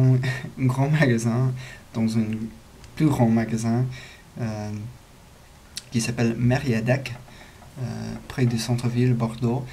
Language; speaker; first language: French; non-native, learner; English